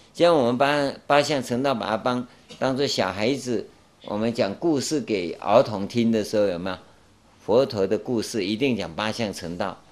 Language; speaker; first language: Chinese; non-native, local second language; Min Nan Chinese